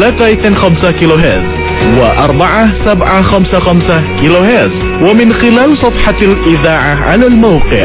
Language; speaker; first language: Arabic; non-native, fluent; Indonesian